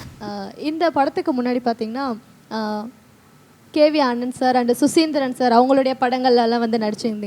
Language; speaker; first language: Tamil; native; Tamil